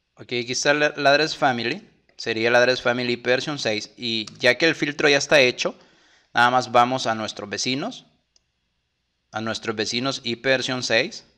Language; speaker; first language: Spanish; native; Spanish